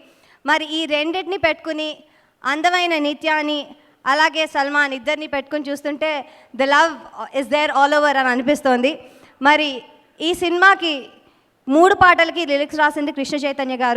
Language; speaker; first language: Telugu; native; Telugu